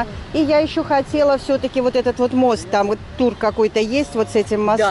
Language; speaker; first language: Russian; native; Russian